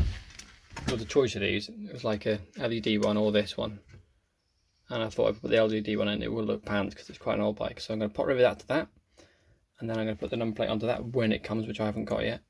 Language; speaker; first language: English; native; English